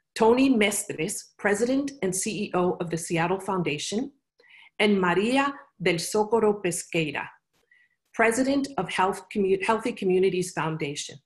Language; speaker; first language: English; native; English